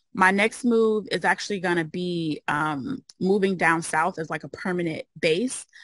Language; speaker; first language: English; native; English